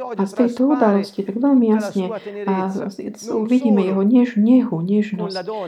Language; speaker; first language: Slovak; non-native, fluent; Italian